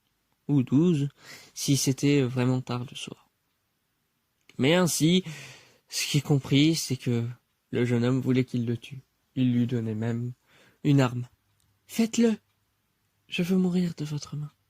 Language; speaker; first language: French; native; French